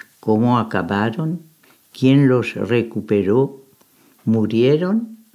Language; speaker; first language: Spanish; native; Spanish